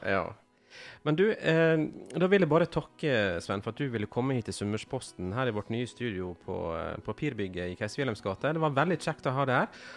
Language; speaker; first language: Norwegian; native; Norwegian